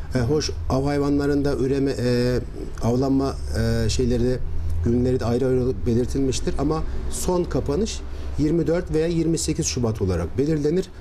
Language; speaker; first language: Turkish; native; Turkish